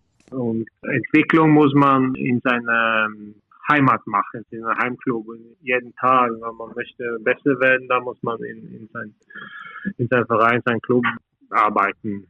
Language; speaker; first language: German; non-native, fluent; Norwegian